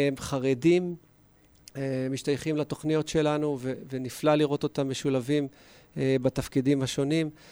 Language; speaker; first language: Hebrew; native; Hebrew